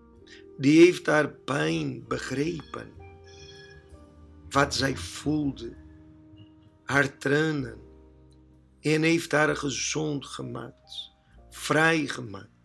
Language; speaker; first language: Dutch; non-native, learner; Portuguese